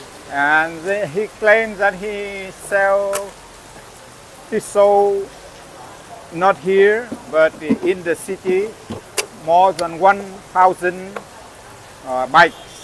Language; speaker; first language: English; non-native, learner; Vietnamese